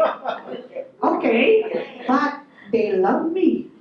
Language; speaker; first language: English; non-native, local second language; Filipino